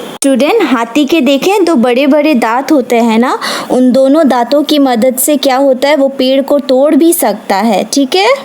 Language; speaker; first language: Hindi; non-native, local second language; Bangla